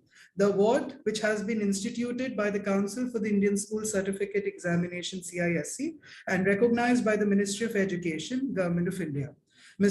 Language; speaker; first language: English; non-native, local second language; Hindi